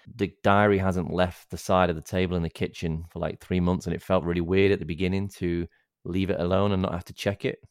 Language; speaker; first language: English; native; English